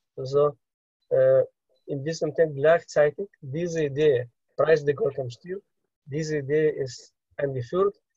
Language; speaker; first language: German; non-native, fluent; Russian